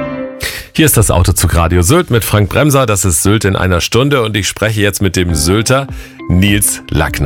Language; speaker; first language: German; native; German